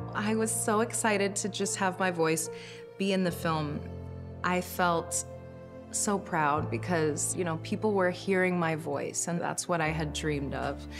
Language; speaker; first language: English; native; English